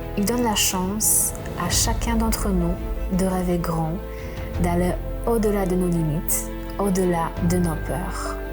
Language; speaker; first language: French; non-native, fluent; Polish